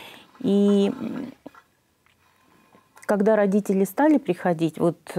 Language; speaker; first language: Russian; native; Russian